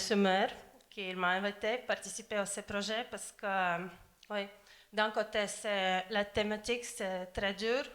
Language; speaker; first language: French; non-native, learner; Latvian